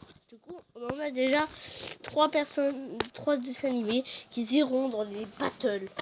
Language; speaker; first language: French; native; French